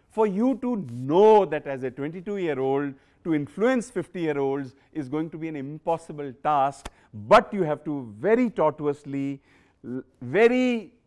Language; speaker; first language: English; non-native, local second language; Punjabi